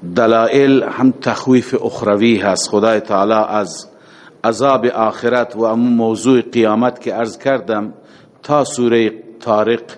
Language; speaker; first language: Persian; native; Persian